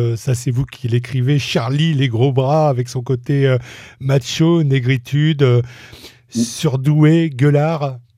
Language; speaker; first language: French; native; French